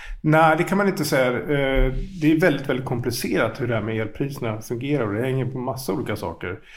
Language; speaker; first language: Swedish; native; Swedish